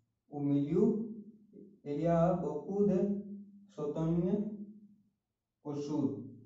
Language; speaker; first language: French; non-native, fluent; Hindi